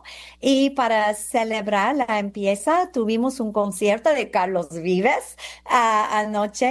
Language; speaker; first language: Spanish; non-native, fluent; English